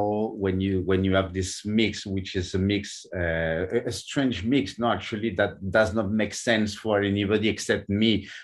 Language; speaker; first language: English; non-native, fluent; French